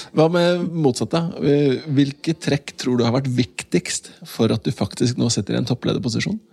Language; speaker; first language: Norwegian; native; Norwegian